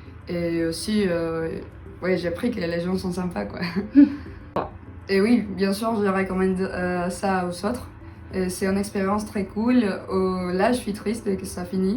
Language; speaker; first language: French; non-native, fluent; Spanish